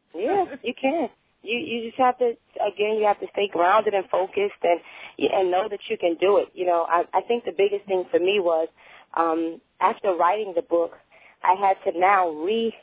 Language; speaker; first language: English; native; English